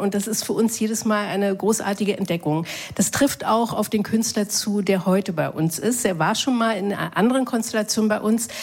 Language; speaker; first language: German; native; German